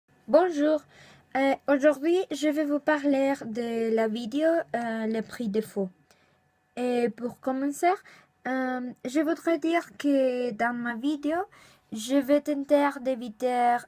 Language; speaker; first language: French; non-native, learner; Spanish